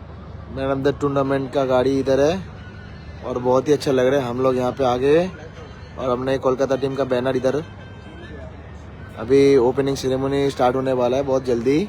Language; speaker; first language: Hindi; non-native, local second language; Bangla